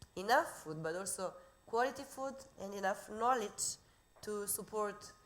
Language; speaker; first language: English; non-native, fluent; Slovenian